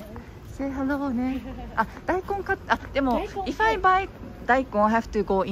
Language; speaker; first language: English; non-native, fluent; Japanese